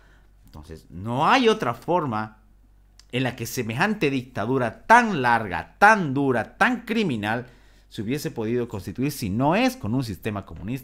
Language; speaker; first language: Spanish; native; Spanish